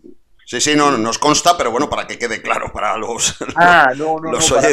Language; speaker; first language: Spanish; native; Spanish